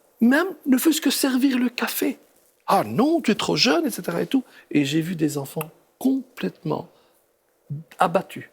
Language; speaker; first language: French; native; French